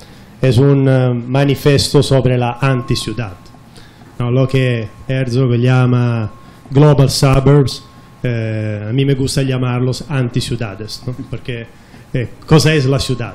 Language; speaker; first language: Spanish; non-native, fluent; Italian